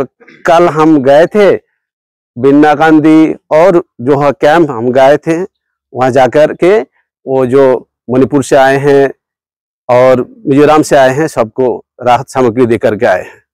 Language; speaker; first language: Hindi; non-native, local second language; Bangla